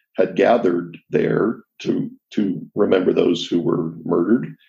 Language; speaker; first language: English; native; English